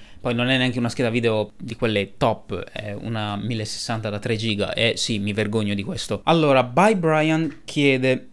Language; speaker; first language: Italian; early bilingual, other home language; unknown